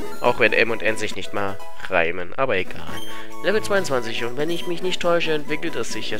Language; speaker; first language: German; native; German